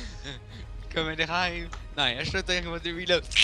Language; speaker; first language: German; native; German